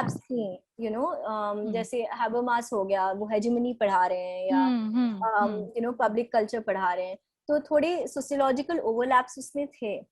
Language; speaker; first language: Hindi; native; Hindi